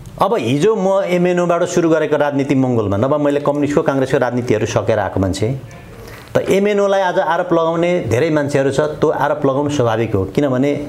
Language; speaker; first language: Nepali; non-native, local second language; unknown